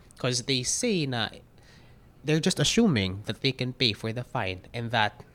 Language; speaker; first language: English; non-native, local second language; Filipino